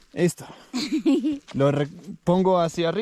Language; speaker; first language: Spanish; non-native, learner; English